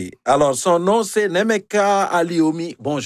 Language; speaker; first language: French; native; French